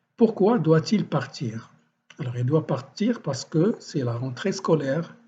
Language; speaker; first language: French; non-native, local second language; Arabic